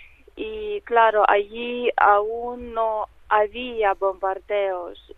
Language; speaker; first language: Spanish; non-native, learner; Ukrainian